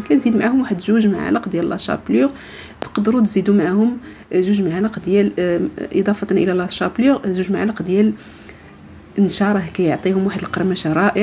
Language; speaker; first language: Arabic; native; Arabic